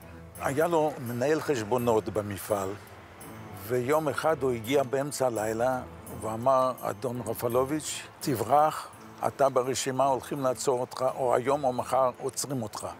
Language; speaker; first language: Hebrew; non-native, fluent; Yiddish